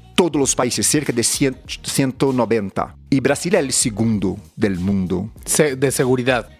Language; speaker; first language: Spanish; non-native, learner; Portuguese